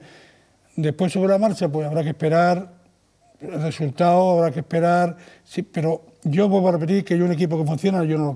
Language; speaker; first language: Spanish; native; Spanish